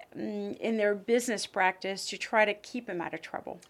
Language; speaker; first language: English; early bilingual, other home language; French